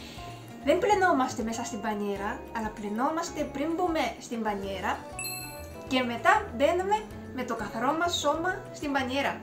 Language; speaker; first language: Greek; non-native, fluent; Japanese